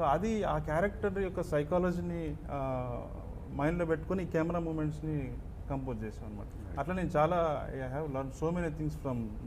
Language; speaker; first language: Telugu; native; Telugu